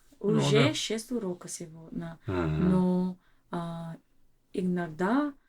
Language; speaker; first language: Russian; non-native, learner; English